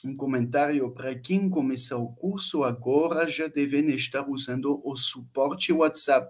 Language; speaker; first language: Portuguese; non-native, fluent; French